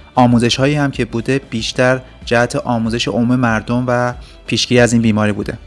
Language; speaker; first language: Persian; native; Persian